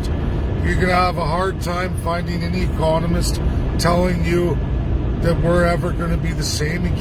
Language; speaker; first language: English; native; English